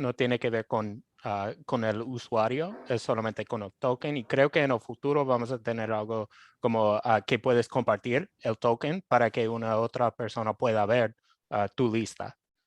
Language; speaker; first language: Spanish; non-native, fluent; English